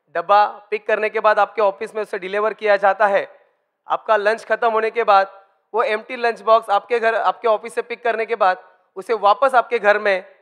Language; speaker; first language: Hindi; non-native, local second language; Marathi